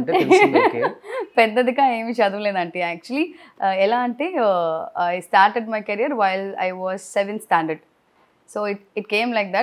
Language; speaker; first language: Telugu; non-native, learner; Tamil